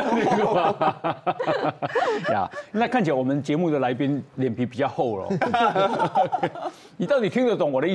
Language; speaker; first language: Chinese; native; Chinese